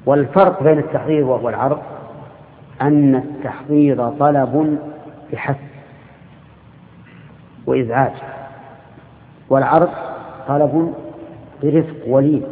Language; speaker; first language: Arabic; native; Arabic